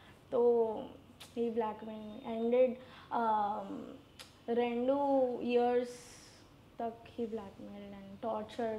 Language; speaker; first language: Telugu; non-native, learner; Gujarati